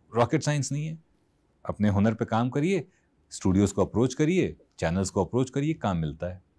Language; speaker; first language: Hindi; native; Hindi